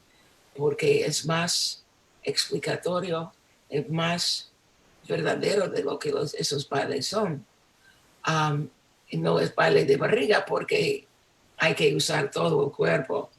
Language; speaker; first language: Spanish; non-native, fluent; English